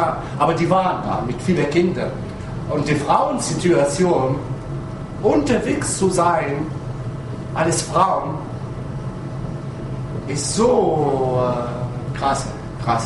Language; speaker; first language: German; non-native, fluent; Arabic